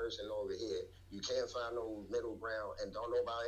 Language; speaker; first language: English; native; English